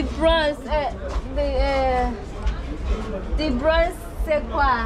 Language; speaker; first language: French; non-native, learner; Ewe